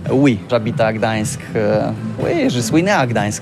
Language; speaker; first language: French; non-native, learner; Polish